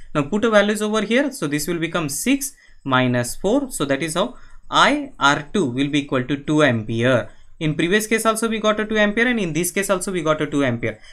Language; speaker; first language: English; non-native, local second language; Marathi